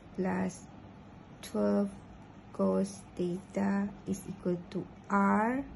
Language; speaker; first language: English; non-native, local second language; Malay